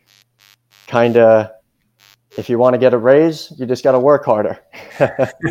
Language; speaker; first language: English; native; English